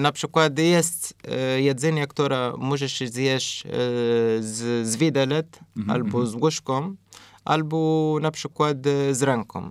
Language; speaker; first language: Polish; non-native, learner; Arabic